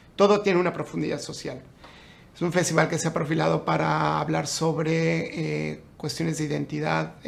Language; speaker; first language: Spanish; native; Spanish